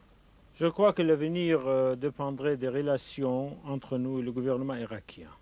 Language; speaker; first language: French; non-native, fluent; Kurdish